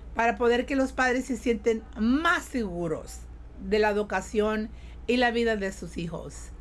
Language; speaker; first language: Spanish; early bilingual, heritage; Spanish